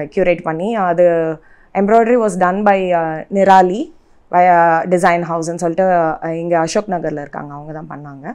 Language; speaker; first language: Tamil; native; Tamil